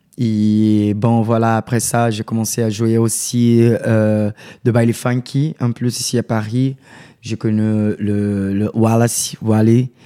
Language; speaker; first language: French; non-native, learner; Portuguese